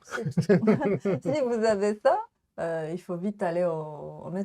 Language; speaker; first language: French; non-native, learner; Japanese